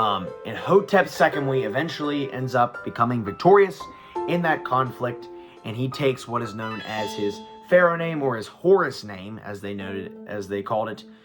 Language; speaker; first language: English; native; English